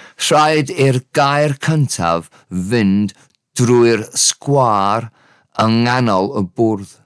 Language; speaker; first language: Welsh; non-native, local second language; English